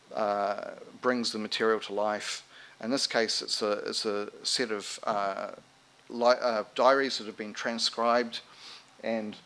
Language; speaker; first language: English; native; English